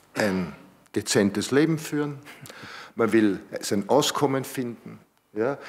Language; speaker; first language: German; native; German